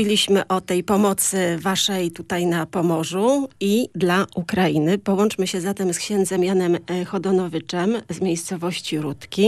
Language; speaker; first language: Polish; native; Polish